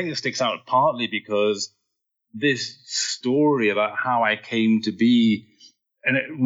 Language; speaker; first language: English; native; English